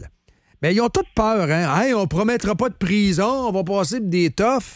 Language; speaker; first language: French; native; French